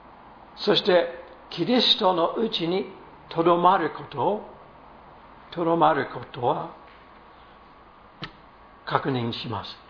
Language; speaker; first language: Japanese; non-native, fluent; English